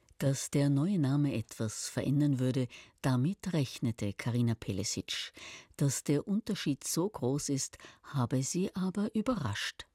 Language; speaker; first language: German; native; German